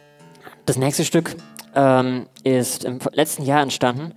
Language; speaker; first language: German; native; German